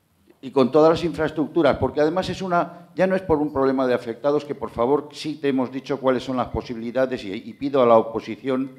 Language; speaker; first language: Spanish; native; Spanish